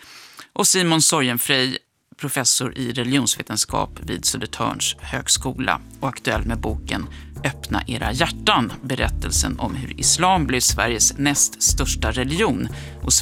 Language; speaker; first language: Swedish; native; Swedish